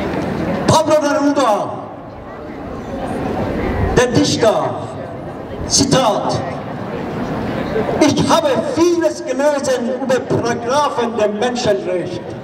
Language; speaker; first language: German; non-native, fluent; Persian